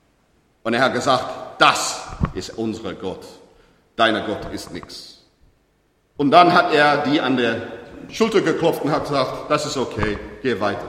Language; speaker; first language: German; non-native, learner; English